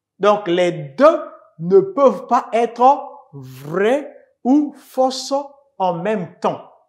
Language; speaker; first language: French; native; French